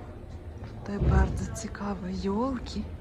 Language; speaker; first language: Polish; non-native, learner; Russian